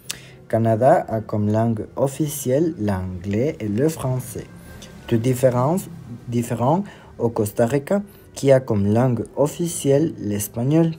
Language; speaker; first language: French; non-native, learner; Spanish